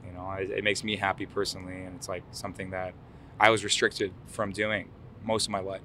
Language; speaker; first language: English; early bilingual, other home language; Arabic